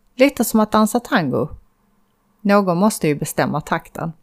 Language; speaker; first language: Swedish; early bilingual, other home language; Azerbaijani